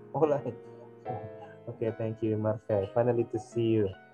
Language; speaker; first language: English; non-native, fluent; Indonesian